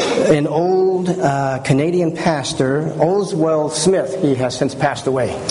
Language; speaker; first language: English; early bilingual, other home language; Chinese